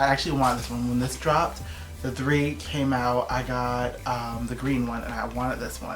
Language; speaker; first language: English; native; English